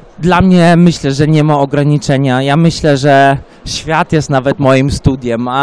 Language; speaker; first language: Polish; early bilingual, heritage; Polish